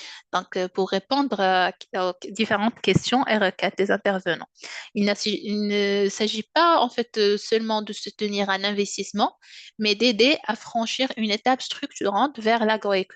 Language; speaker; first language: French; non-native, local second language; Arabic